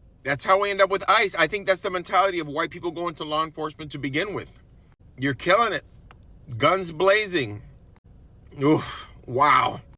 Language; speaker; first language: English; native; English